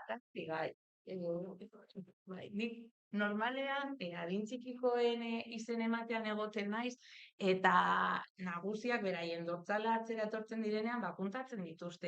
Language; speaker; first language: Basque; native; Basque